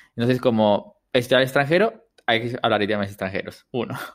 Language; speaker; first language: Spanish; non-native, fluent; Italian